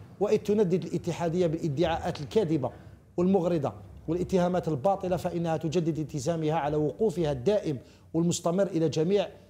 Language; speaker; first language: Arabic; native; Arabic